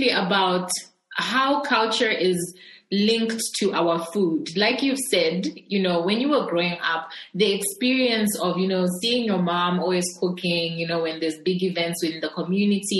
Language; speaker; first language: English; non-native, local second language; Bemba